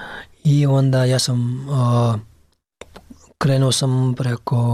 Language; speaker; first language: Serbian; non-native, learner; Pashto